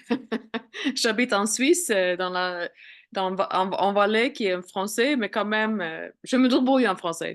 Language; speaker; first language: French; non-native, fluent; Swedish